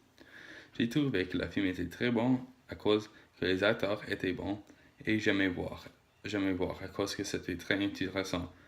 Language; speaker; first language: French; non-native, learner; English